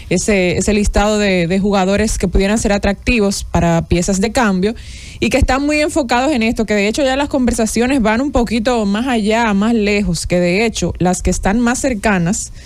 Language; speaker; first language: Spanish; native; Spanish